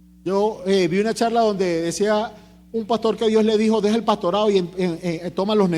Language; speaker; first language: Spanish; native; Spanish